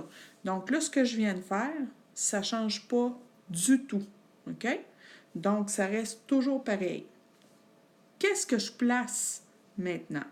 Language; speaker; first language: French; native; French